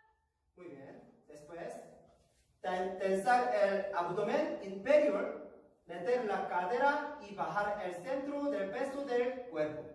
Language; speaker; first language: Spanish; non-native, learner; Korean